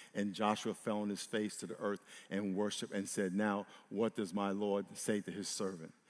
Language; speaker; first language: English; native; English